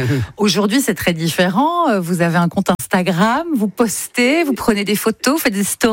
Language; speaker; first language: French; native; French